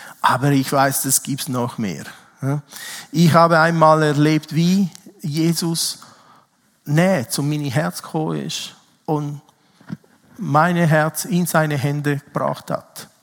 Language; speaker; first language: German; non-native, fluent; Italian